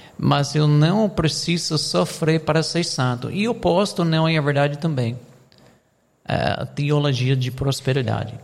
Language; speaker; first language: Portuguese; non-native, fluent; English